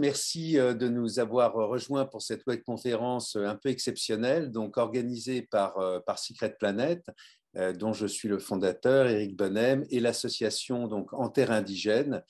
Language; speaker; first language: French; native; French